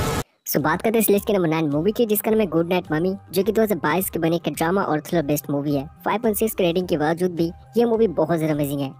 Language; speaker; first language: Hindi; native; Hindi